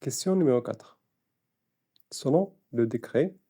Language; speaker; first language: French; non-native, local second language; Arabic